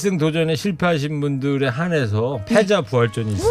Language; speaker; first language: Korean; native; Korean